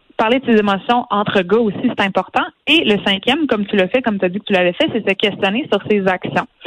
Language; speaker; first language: French; native; French